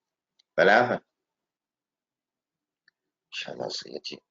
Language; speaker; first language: Arabic; non-native, fluent; English